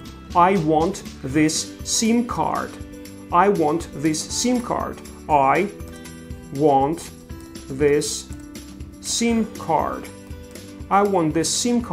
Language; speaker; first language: English; non-native, fluent; Russian